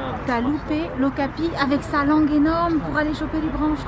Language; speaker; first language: French; native; French